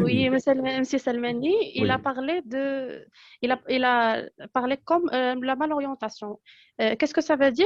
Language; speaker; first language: French; non-native, local second language; Arabic